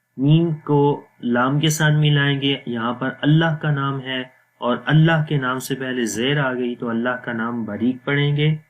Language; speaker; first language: Urdu; non-native, local second language; Punjabi